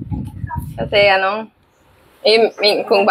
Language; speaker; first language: Filipino; non-native, learner; English